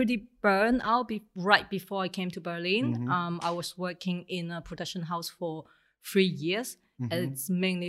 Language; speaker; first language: English; non-native, local second language; Cantonese